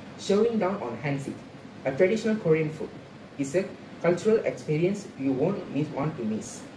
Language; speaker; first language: English; non-native, local second language; Tamil